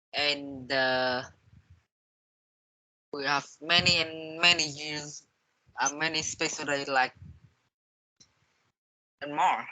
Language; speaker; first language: English; non-native, learner; Vietnamese